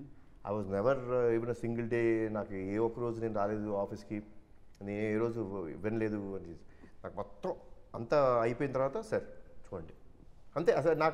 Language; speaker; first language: Telugu; native; Telugu